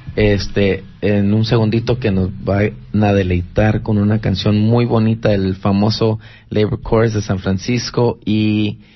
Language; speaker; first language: Spanish; early bilingual, heritage; Spanish